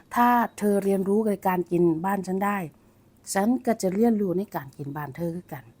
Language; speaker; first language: Thai; native; Thai